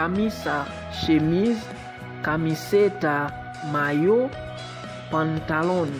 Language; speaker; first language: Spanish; non-native, fluent; Haitian Creole